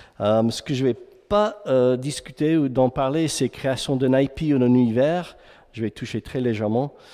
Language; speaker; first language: French; non-native, fluent; English